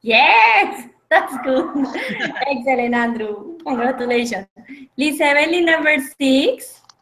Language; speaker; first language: English; non-native, fluent; Spanish